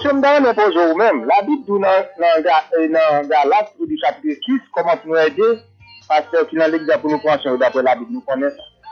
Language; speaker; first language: French; non-native, local second language; Haitian Creole